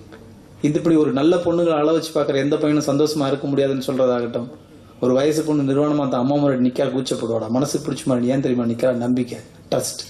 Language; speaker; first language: Tamil; native; Tamil